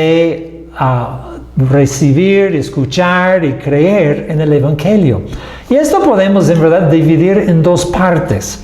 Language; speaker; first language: Spanish; non-native, fluent; English